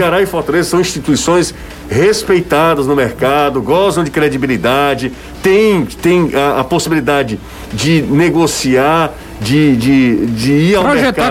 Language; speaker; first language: Portuguese; native; Portuguese